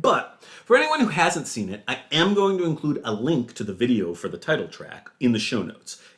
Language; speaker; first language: English; native; English